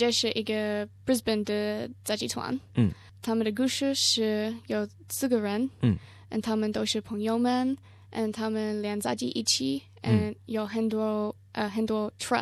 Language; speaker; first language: Chinese; non-native, learner; English